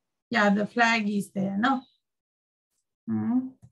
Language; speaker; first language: English; non-native, local second language; Sinhala